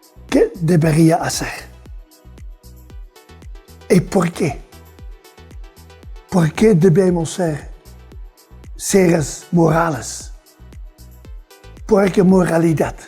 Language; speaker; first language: Spanish; non-native, fluent; Dutch